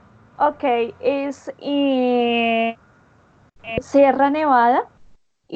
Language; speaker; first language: English; non-native, learner; Spanish